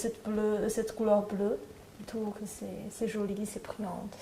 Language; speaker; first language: French; non-native, learner; Chinese